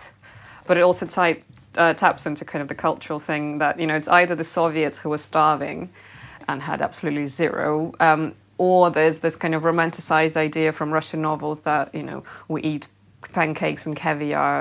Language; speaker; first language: English; non-native, fluent; Russian